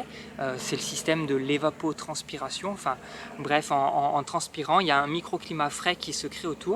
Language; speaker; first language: French; native; French